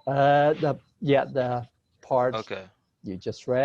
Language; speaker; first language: English; non-native, fluent; Chinese